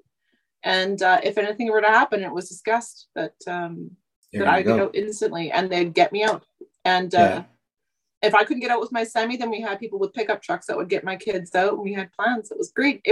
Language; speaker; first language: English; native; English